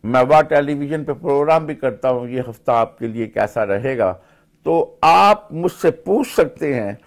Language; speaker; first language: Urdu; native; Urdu